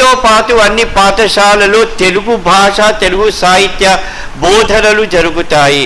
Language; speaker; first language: Telugu; early bilingual, heritage; Telugu